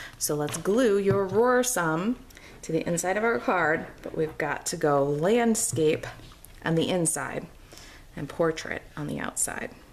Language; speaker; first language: English; native; English